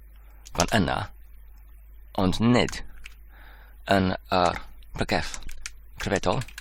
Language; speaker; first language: Welsh; non-native, learner; English